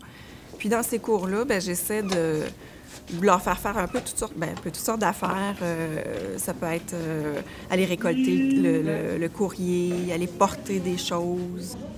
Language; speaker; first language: French; native; French